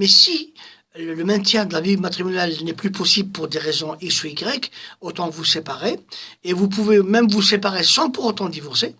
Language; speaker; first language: French; non-native, local second language; Arabic